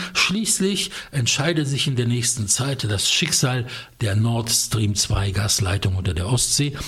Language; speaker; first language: German; non-native, fluent; Polish